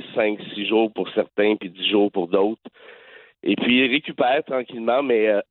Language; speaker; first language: French; native; French